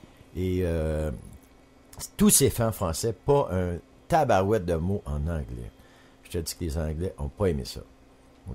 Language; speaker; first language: French; native; French